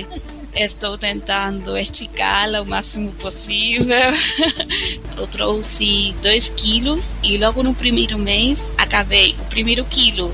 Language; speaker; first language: Portuguese; non-native, fluent; Spanish